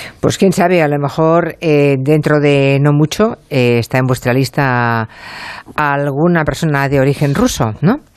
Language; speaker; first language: Spanish; native; Spanish